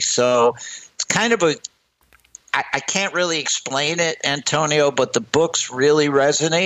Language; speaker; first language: English; native; English